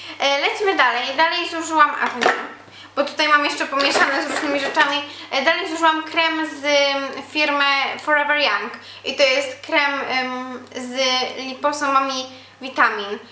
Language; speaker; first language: Polish; native; Polish